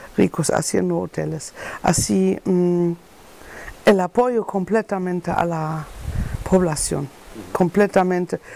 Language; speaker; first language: Spanish; non-native, learner; German